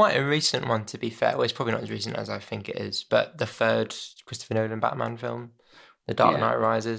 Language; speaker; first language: English; native; English